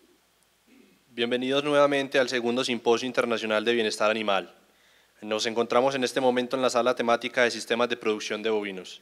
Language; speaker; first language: Spanish; native; Spanish